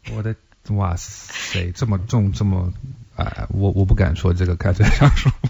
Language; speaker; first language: Chinese; early bilingual, heritage; Chinese